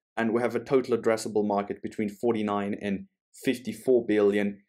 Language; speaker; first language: English; non-native, fluent; German